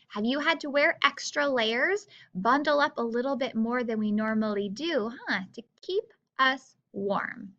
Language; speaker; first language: English; native; English